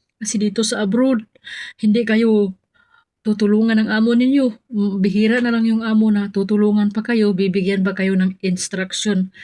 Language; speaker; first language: Filipino; non-native, local second language; Cebuano